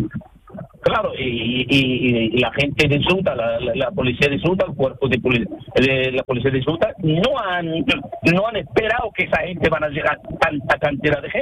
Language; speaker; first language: Spanish; non-native, fluent; Arabic